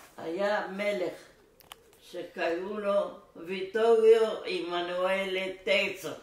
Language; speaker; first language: Hebrew; non-native, fluent; Arabic